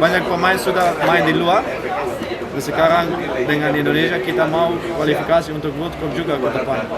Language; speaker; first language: Indonesian; non-native, fluent; Dutch